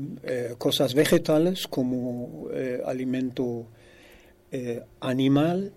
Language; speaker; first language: Spanish; non-native, fluent; German